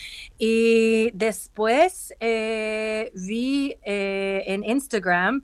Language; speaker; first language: Spanish; non-native, learner; English